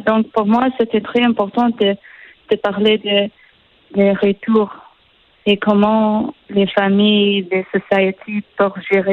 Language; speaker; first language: French; non-native, learner; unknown